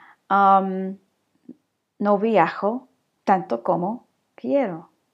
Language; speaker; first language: Spanish; non-native, learner; English